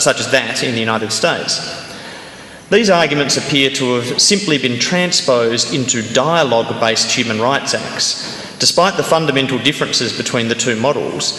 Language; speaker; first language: English; native; English